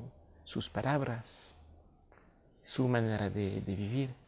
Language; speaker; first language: Spanish; non-native, fluent; French